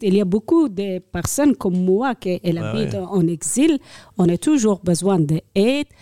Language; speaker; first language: French; non-native, learner; Persian